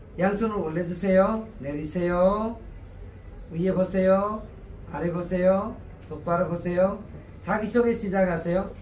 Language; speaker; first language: Korean; non-native, fluent; Nepali